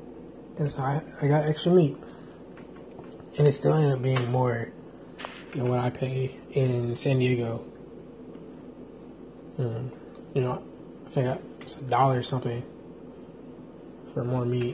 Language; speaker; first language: English; native; English